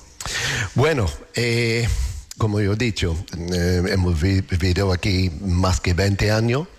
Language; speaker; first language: Spanish; non-native, learner; English